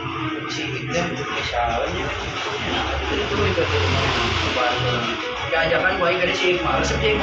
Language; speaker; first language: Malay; non-native, local second language; Sundanese